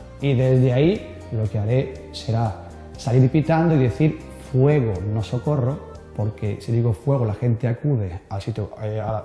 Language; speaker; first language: Spanish; native; Spanish